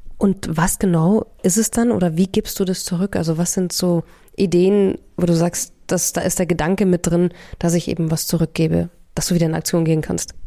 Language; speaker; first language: German; native; German